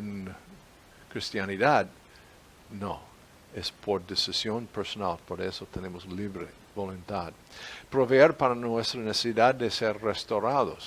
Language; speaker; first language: Spanish; non-native, fluent; English